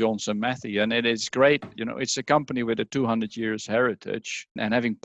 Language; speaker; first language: English; non-native, fluent; Dutch